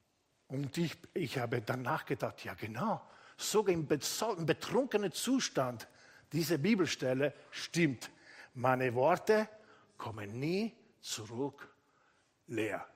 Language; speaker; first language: German; non-native, fluent; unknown